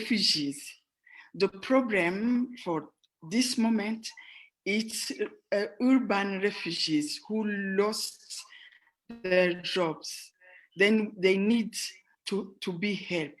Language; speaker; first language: English; non-native, fluent; Rundi